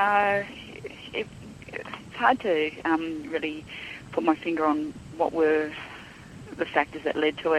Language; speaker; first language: English; native; English